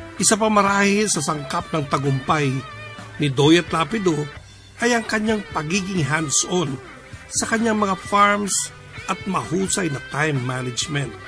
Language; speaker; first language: Filipino; native; Filipino